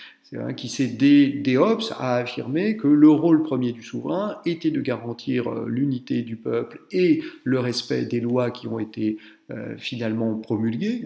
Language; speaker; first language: French; native; French